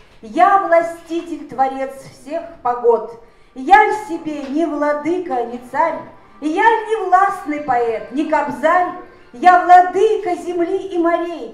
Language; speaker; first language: Russian; native; Russian